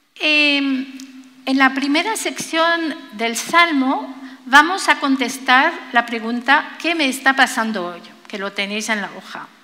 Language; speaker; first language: Spanish; non-native, fluent; French